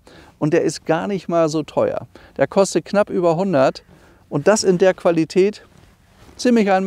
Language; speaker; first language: German; native; German